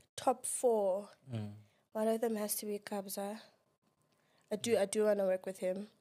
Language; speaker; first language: English; non-native, local second language; Xhosa